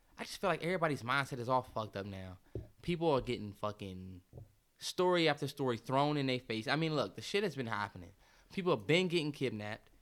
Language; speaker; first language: English; native; English